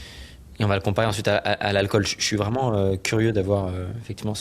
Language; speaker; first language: French; native; French